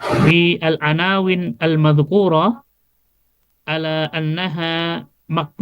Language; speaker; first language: Arabic; non-native, fluent; Indonesian